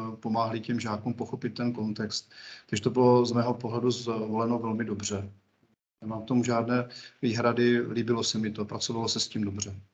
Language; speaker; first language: Czech; native; Czech